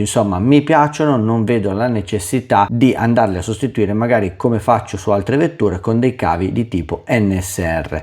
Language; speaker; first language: Italian; native; Italian